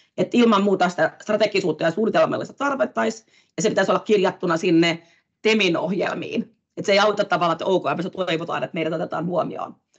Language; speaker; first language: Finnish; native; Finnish